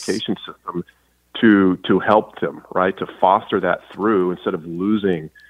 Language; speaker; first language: English; native; English